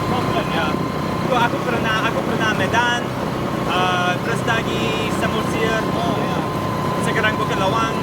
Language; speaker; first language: Indonesian; non-native, learner; English